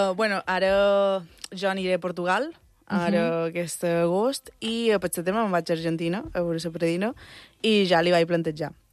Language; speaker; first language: Catalan; early bilingual, other home language; Spanish